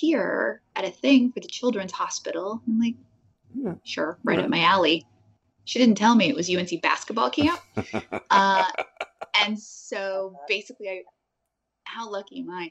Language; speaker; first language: English; native; English